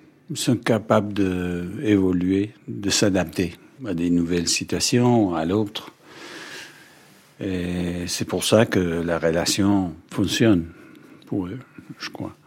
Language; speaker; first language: French; non-native, fluent; English